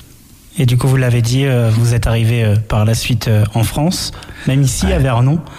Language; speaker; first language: French; native; French